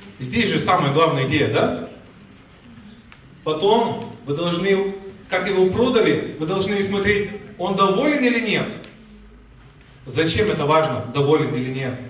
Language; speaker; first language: Russian; non-native, fluent; Lithuanian